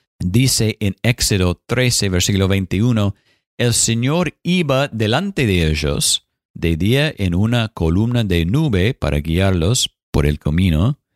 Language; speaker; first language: Spanish; non-native, fluent; English